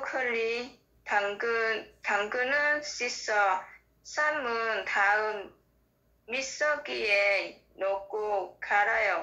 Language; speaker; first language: Korean; non-native, learner; Vietnamese